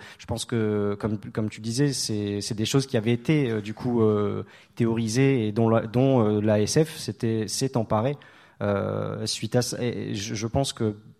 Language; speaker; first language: French; non-native, fluent; English